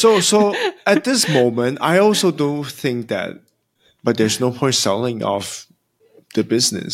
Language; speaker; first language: English; non-native, local second language; Chinese